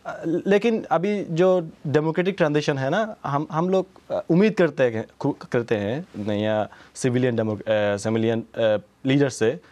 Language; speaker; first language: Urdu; non-native, fluent; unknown